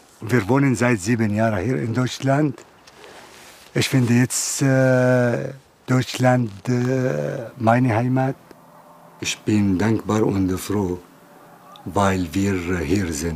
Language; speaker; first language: German; non-native, learner; Arabic